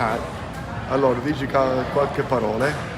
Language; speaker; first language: Italian; early bilingual, heritage; English